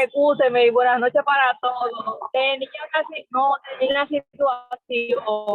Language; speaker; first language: Spanish; native; Spanish